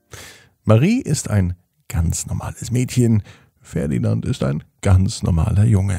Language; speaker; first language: German; native; German